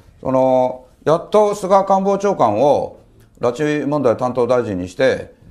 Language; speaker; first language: Japanese; native; Japanese